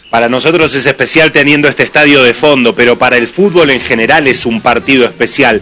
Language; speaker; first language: Spanish; native; Spanish